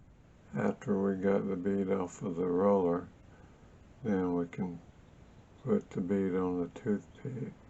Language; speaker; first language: English; native; English